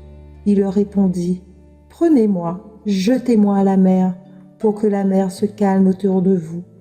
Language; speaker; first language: French; native; French